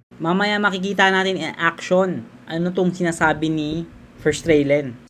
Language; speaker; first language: Filipino; native; Filipino